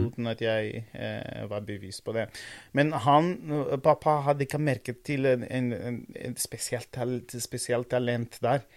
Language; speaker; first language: Norwegian; non-native, fluent; Portuguese